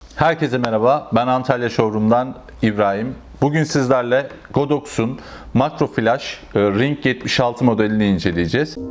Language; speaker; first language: Turkish; native; Turkish